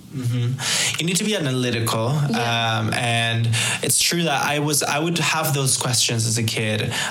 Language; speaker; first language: English; early bilingual, other home language; Spanish